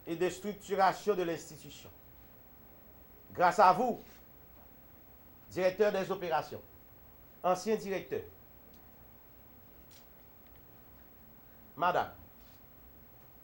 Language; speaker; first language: French; non-native, local second language; Haitian Creole